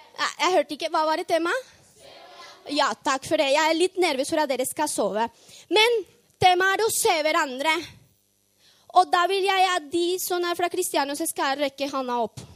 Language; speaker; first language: Norwegian; non-native, fluent; Spanish